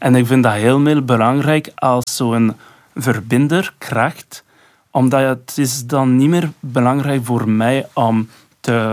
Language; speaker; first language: Dutch; non-native, local second language; French